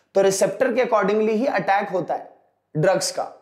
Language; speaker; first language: Hindi; native; Hindi